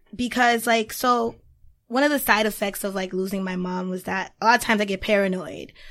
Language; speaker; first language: English; native; English